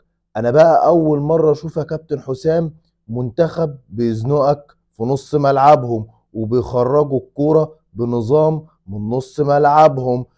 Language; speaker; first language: Arabic; native; Arabic